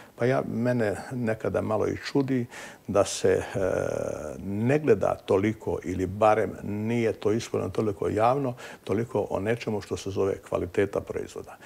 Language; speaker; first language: Croatian; native; Croatian